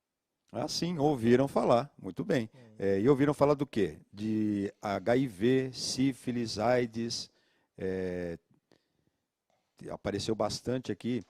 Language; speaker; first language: Portuguese; native; Portuguese